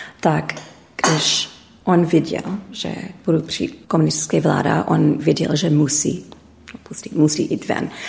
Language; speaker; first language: Czech; early bilingual, heritage; English